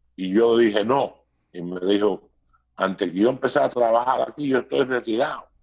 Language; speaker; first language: Spanish; early bilingual, heritage; Spanish